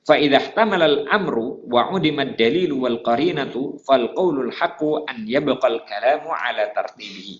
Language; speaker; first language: Arabic; non-native, fluent; Indonesian